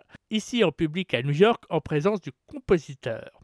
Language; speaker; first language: French; native; French